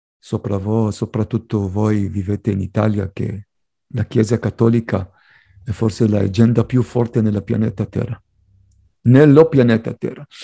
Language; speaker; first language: Italian; non-native, fluent; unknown